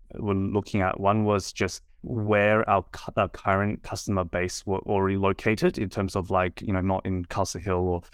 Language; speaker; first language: English; native; English